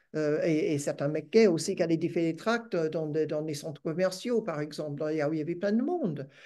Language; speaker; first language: French; non-native, fluent; English